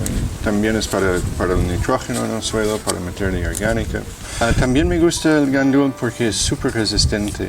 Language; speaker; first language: Spanish; non-native, fluent; English